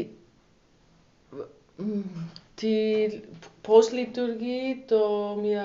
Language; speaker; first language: Greek; non-native, learner; German